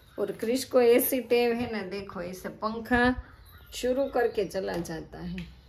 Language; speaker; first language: Hindi; non-native, local second language; Gujarati